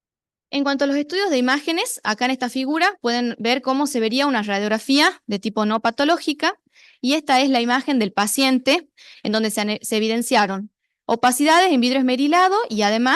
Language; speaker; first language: Spanish; native; Spanish